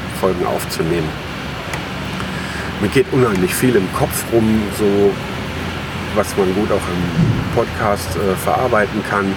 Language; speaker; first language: German; native; German